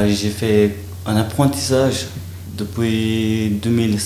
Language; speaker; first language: French; non-native, learner; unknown